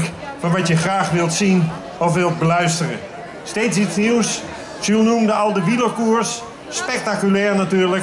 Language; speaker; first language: Dutch; native; Dutch